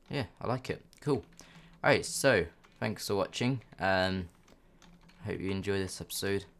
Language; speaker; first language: English; native; English